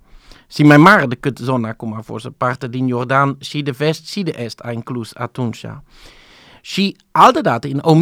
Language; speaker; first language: Romanian; non-native, learner; Dutch